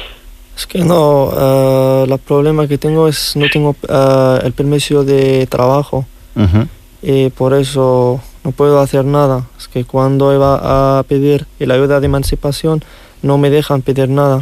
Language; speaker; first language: Spanish; non-native, learner; Riffian